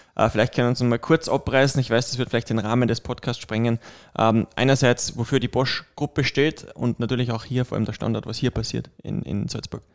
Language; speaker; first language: German; native; German